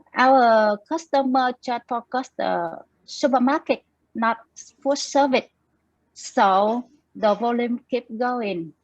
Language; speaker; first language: English; non-native, learner; Vietnamese